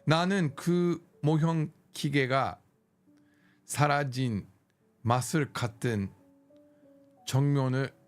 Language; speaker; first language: Korean; non-native, learner; English